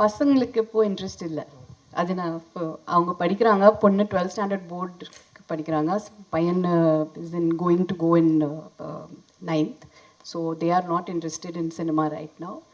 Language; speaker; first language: Tamil; non-native, fluent; Hindi